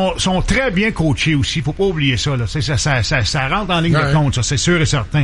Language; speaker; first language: French; native; French